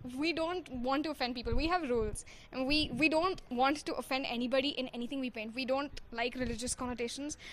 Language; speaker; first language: English; non-native, local second language; Hindi